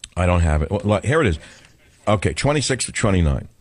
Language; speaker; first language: English; native; English